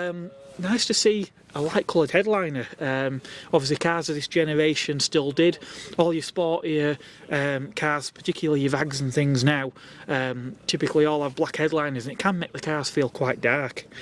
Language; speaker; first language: English; native; English